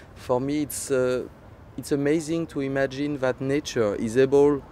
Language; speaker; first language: English; non-native, fluent; French